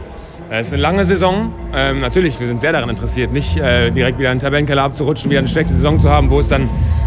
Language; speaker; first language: German; native; German